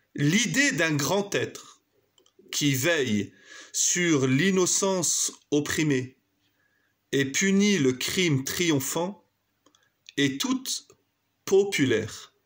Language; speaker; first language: French; native; French